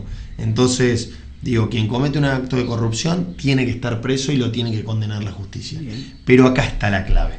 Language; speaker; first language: Spanish; native; Spanish